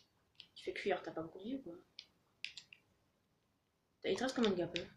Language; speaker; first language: French; native; French